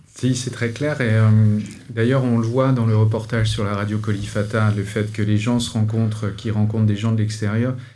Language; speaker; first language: French; native; French